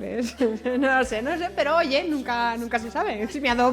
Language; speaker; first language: Spanish; native; Spanish